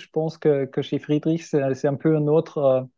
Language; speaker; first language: French; non-native, fluent; German